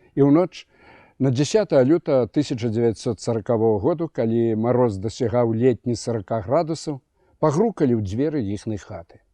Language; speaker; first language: Belarusian; native; Belarusian